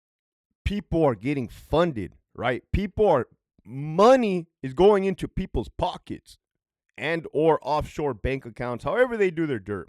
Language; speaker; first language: English; native; English